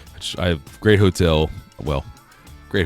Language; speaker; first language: English; native; English